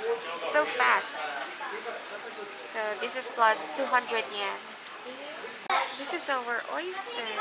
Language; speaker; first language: English; non-native, local second language; Filipino